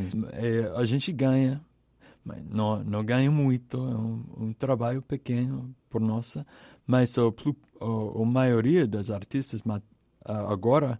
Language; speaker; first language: Portuguese; non-native, learner; English